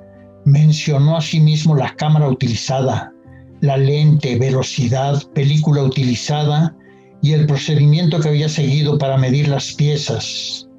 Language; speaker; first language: Spanish; native; Spanish